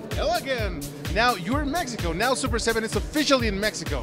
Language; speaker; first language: English; non-native, fluent; Spanish